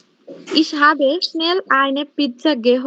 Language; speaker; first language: German; non-native, learner; Bangla